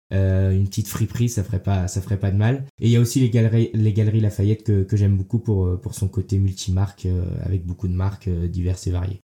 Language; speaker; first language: French; early bilingual, heritage; French